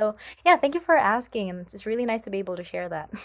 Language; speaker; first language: English; non-native, local second language; Filipino